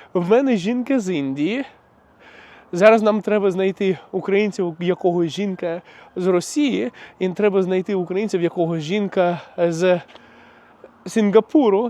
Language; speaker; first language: Ukrainian; non-native, local second language; Russian